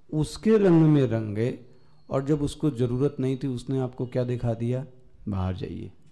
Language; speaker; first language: Hindi; native; Hindi